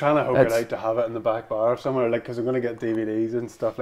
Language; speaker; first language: English; native; English